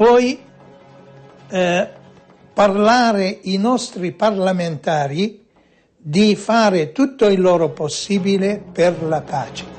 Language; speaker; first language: Italian; non-native, fluent; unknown